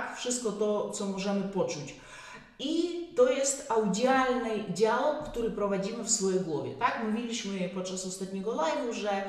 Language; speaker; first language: Polish; non-native, fluent; Russian